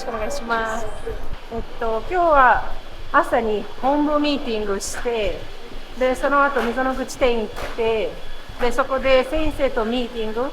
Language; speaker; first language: Japanese; non-native, fluent; Portuguese